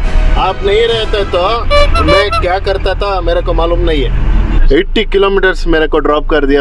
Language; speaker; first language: Hindi; non-native, local second language; Kannada